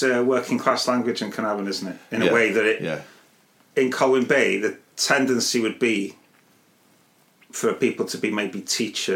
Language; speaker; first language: English; non-native, local second language; Welsh